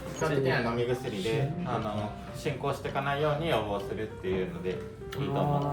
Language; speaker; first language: Japanese; native; Japanese